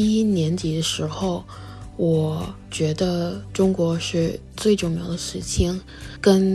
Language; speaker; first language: Chinese; non-native, learner; English